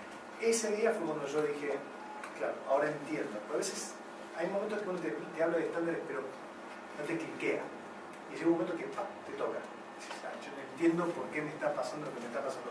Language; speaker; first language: Spanish; native; Spanish